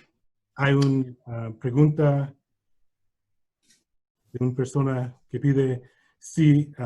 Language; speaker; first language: Spanish; non-native, learner; English